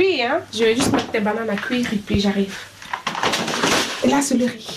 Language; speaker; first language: French; non-native, local second language; Fula